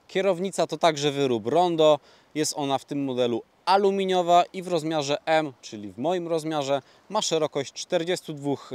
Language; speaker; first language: Polish; native; Polish